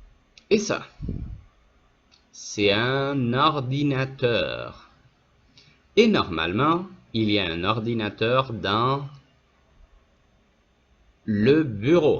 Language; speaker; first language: French; non-native, fluent; Spanish